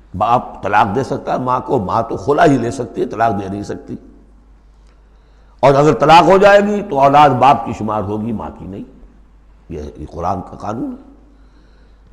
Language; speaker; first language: Urdu; native; Urdu